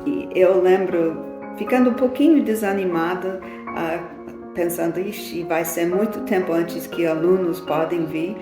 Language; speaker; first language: Portuguese; non-native, fluent; English